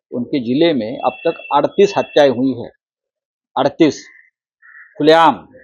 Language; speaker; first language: Hindi; non-native, local second language; Marathi